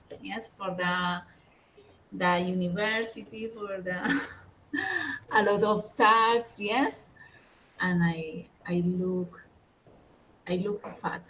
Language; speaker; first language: English; non-native, learner; Spanish